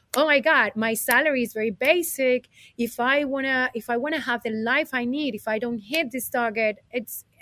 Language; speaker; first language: English; non-native, fluent; Spanish